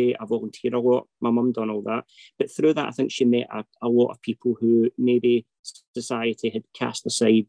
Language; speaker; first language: English; native; English